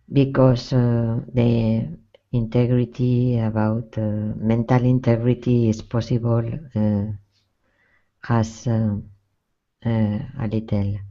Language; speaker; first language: English; non-native, learner; Spanish